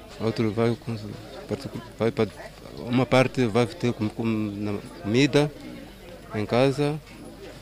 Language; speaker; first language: Portuguese; non-native, local second language; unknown